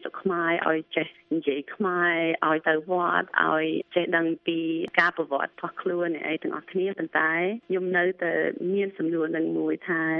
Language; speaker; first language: Khmer; early bilingual, other home language; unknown